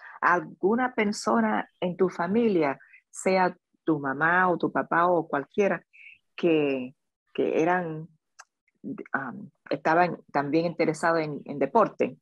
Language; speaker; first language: Spanish; early bilingual, other home language; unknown